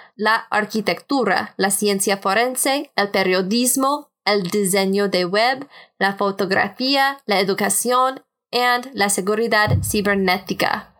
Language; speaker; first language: Spanish; non-native, fluent; English